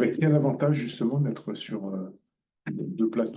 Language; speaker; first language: French; native; French